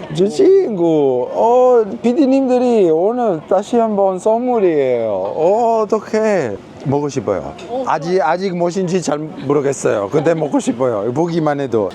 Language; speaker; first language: Korean; non-native, fluent; Italian